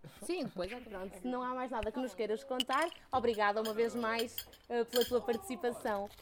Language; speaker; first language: Portuguese; native; Portuguese